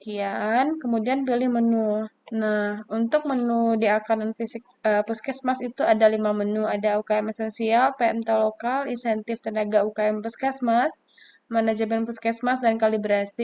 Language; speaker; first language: Indonesian; native; Indonesian